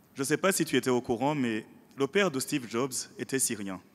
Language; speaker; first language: French; non-native, local second language; Rundi